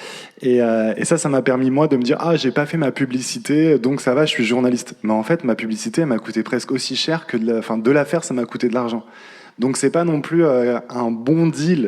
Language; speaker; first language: French; native; French